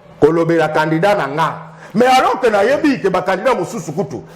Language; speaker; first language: Lingala; non-native, local second language; Kongo